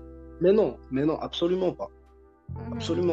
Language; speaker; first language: French; non-native, local second language; Kabyle